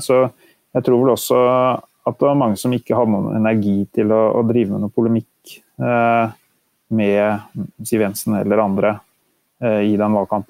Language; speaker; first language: Norwegian; native; Norwegian